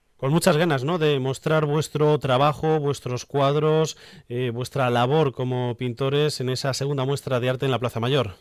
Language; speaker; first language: Spanish; native; Spanish